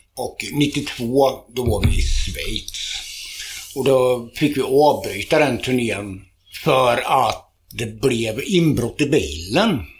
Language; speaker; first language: Swedish; native; Swedish